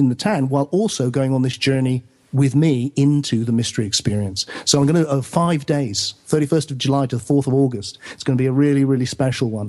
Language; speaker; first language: English; native; English